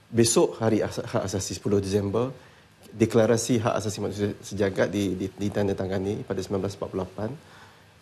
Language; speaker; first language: Malay; native; Malay